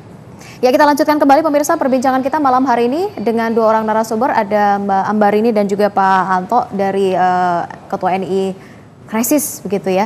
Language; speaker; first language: Indonesian; native; Indonesian